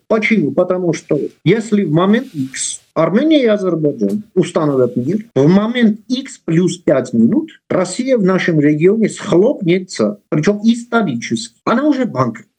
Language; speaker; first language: Russian; non-native, local second language; Armenian